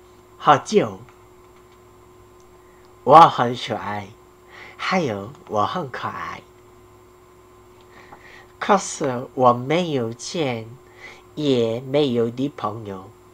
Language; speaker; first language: Chinese; non-native, learner; Korean